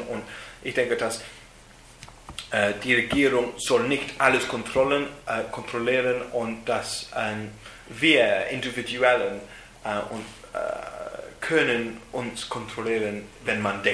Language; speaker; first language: German; non-native, learner; English